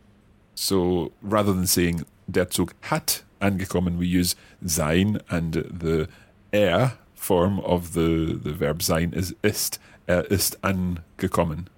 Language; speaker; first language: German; non-native, learner; English